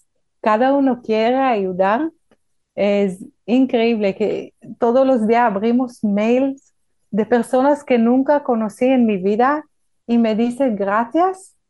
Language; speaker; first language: Spanish; non-native, fluent; Hebrew